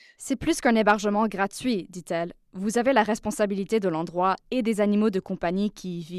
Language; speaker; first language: French; native; French